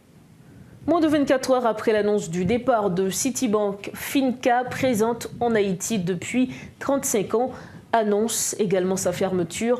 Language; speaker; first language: French; non-native, local second language; Haitian Creole